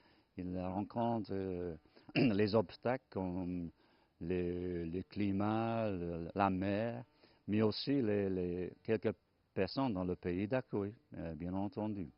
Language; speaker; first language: French; non-native, fluent; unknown